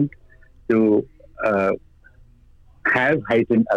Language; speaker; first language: English; non-native, local second language; Malayalam